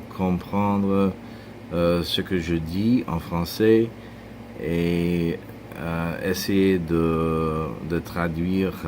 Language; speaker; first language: French; non-native, fluent; English